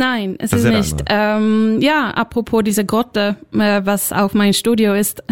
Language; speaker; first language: German; non-native, fluent; Swedish